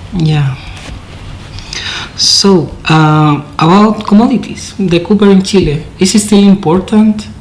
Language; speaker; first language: English; non-native, fluent; Spanish